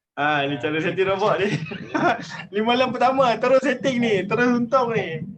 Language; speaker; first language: Malay; native; Malay